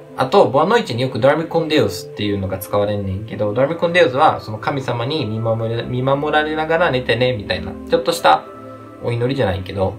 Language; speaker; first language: Japanese; early bilingual, other home language; Portuguese